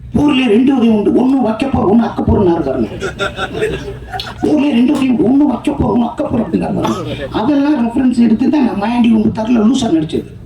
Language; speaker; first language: Tamil; native; Tamil